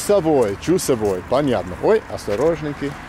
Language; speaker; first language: Russian; non-native, learner; English